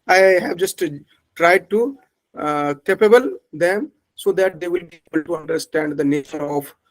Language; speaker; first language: English; non-native, local second language; Hindi